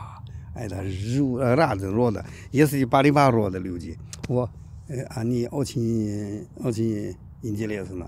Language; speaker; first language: Russian; non-native, learner; Chinese